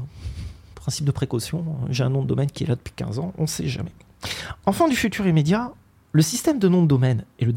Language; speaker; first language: French; native; French